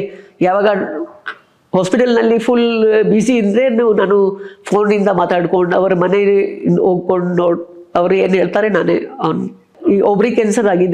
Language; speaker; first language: Kannada; non-native, local second language; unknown